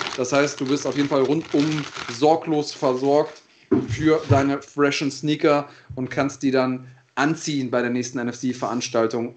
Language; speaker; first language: German; native; German